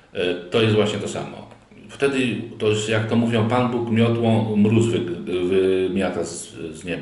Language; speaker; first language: Polish; native; Polish